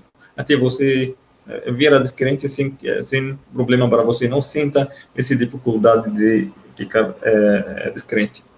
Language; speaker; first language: Portuguese; non-native, learner; Arabic